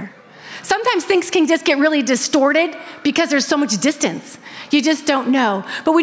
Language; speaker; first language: English; native; English